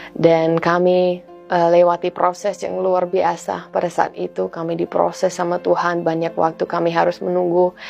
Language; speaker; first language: Indonesian; non-native, fluent; English